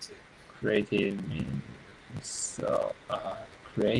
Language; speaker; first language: English; non-native, learner; Japanese